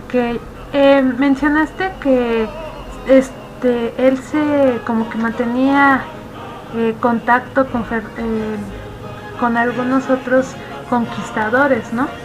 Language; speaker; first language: Spanish; native; Spanish